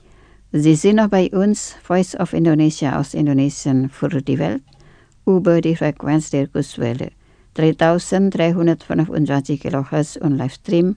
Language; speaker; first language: German; non-native, fluent; Indonesian